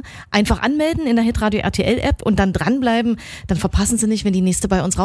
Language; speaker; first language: German; native; German